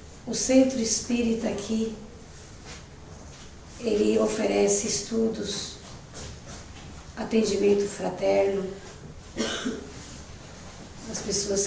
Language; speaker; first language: Portuguese; native; Portuguese